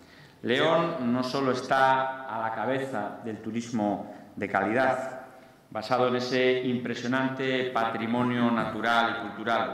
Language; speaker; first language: Spanish; native; Spanish